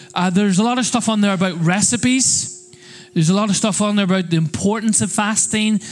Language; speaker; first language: English; native; English